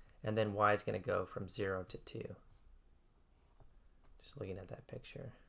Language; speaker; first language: English; native; English